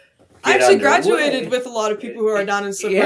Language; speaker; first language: English; native; English